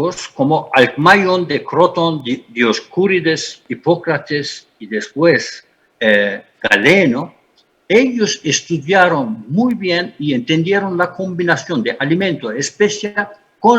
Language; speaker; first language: Spanish; non-native, fluent; Turkish